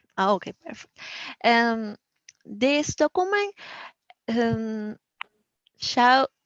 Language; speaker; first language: English; non-native, learner; Spanish